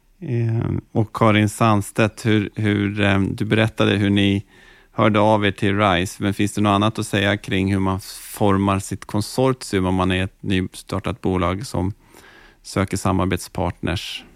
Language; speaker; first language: Swedish; native; Swedish